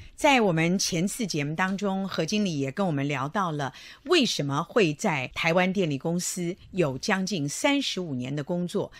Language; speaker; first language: Chinese; native; Chinese